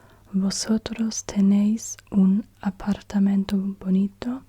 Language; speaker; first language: Spanish; non-native, learner; German